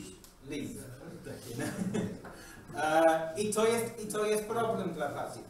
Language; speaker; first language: Polish; non-native, learner; English